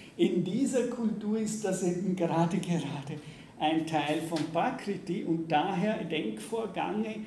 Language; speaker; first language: German; native; German